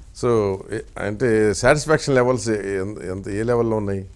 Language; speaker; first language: Telugu; native; Telugu